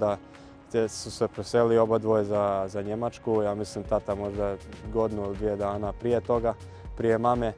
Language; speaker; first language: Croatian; early bilingual, heritage; Croatian